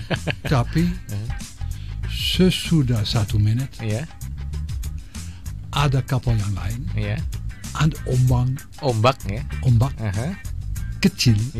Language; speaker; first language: Indonesian; non-native, fluent; Dutch